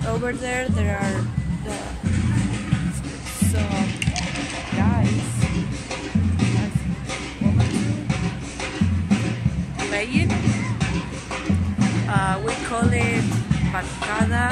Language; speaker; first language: English; non-native, fluent; Spanish